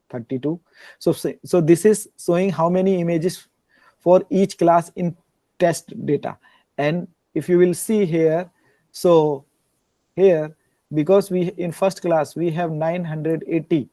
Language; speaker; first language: English; non-native, learner; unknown